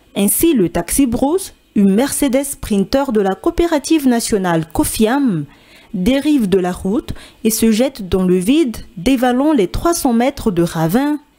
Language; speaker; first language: French; non-native, local second language; Malagasy